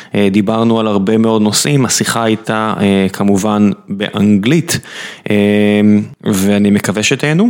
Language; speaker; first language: Hebrew; native; Hebrew